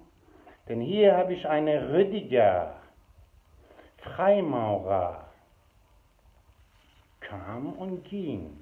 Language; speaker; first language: German; non-native, fluent; Persian